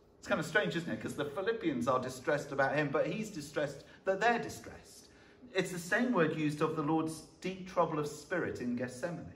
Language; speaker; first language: English; native; English